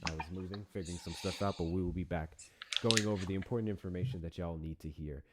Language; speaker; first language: English; native; English